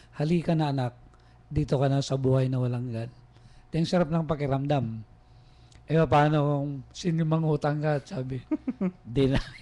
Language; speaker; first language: Filipino; non-native, local second language; Iloko